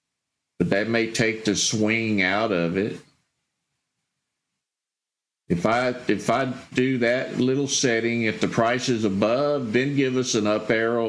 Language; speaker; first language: English; native; English